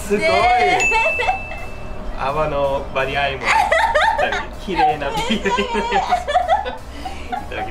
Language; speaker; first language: Japanese; non-native, fluent; English